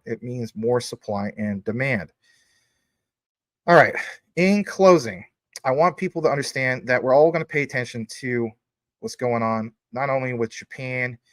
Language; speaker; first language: English; native; English